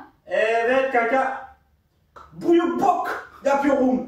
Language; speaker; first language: Turkish; non-native, learner; French